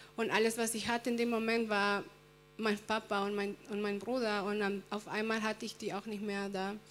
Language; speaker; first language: German; early bilingual, other home language; Spanish